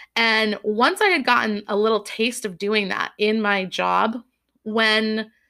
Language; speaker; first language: English; native; English